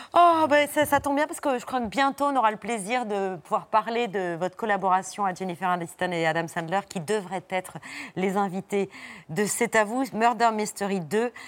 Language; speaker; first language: French; native; French